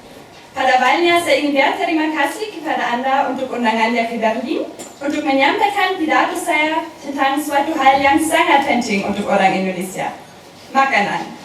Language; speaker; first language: Indonesian; non-native, learner; German